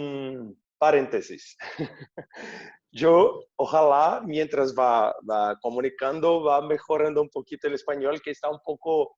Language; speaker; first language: Spanish; non-native, fluent; Portuguese